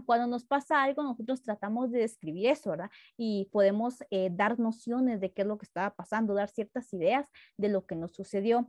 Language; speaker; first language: Spanish; native; Spanish